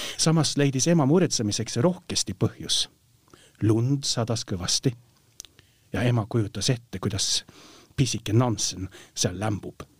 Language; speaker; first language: Estonian; non-native, fluent; Norwegian